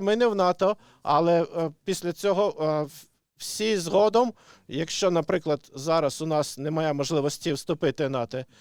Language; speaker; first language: Ukrainian; non-native, local second language; Russian